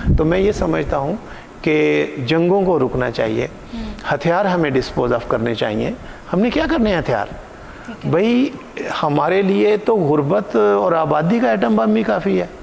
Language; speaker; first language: Urdu; non-native, local second language; Punjabi